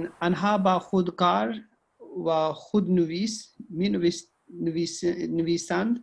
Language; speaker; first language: Persian; non-native, learner; Urdu